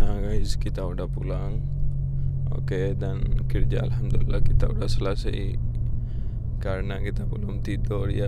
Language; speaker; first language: Indonesian; non-native, fluent; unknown